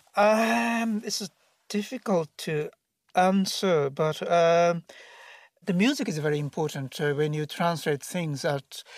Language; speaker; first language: English; non-native, fluent; Japanese